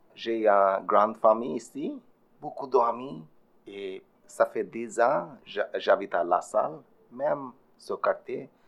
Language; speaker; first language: French; non-native, learner; Bangla